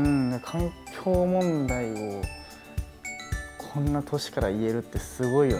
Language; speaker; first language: Japanese; native; Japanese